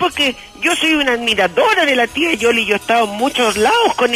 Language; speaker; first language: Spanish; native; Spanish